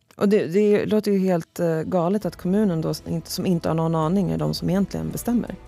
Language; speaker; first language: Swedish; native; Swedish